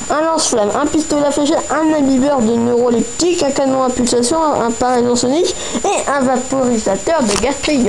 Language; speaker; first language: French; native; French